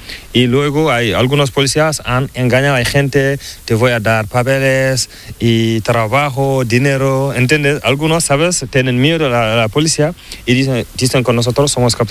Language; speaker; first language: Spanish; non-native, learner; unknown